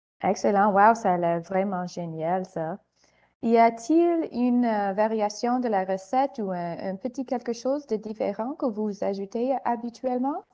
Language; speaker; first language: French; non-native, learner; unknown